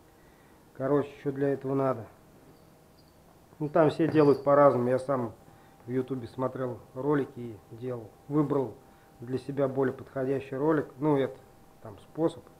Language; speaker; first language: Russian; native; Russian